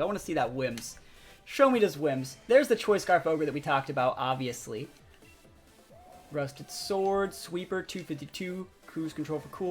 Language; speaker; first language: English; native; English